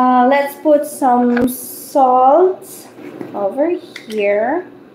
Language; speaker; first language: English; non-native, local second language; Filipino